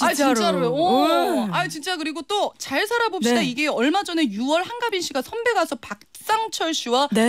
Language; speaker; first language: Korean; native; Korean